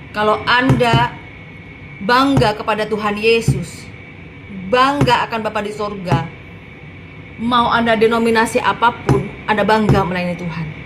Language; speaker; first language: Indonesian; non-native, local second language; Madurese